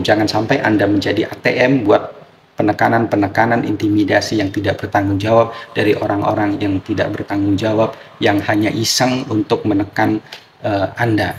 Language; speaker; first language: Indonesian; native; Indonesian